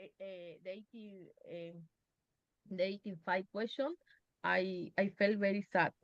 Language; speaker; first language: English; non-native, learner; Spanish